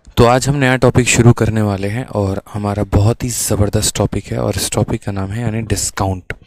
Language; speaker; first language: Hindi; native; Hindi